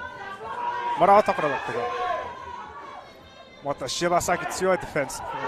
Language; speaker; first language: Japanese; non-native, learner; English